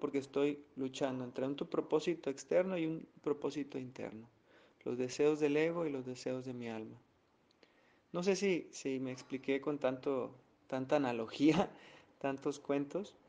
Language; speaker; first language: Spanish; native; Spanish